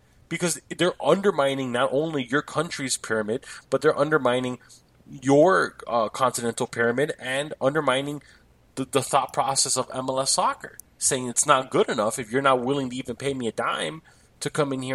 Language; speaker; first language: English; native; English